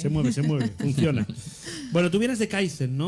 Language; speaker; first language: Spanish; native; Spanish